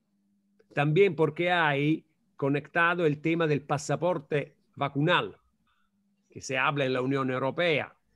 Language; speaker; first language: Spanish; non-native, fluent; Italian